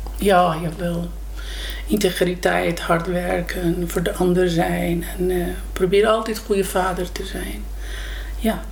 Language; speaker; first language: Dutch; non-native, fluent; Persian